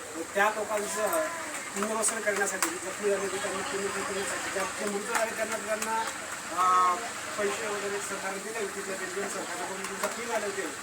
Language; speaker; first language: Marathi; native; Marathi